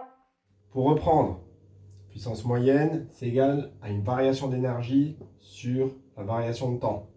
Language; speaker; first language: French; native; French